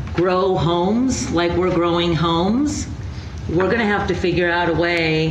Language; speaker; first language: English; early bilingual, other home language; Spanish